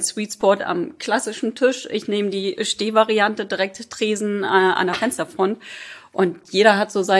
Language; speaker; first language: German; native; German